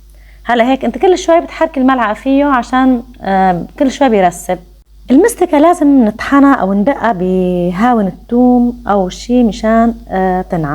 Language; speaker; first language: Arabic; native; Arabic